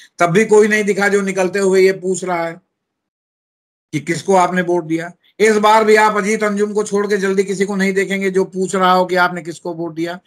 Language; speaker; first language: Hindi; native; Hindi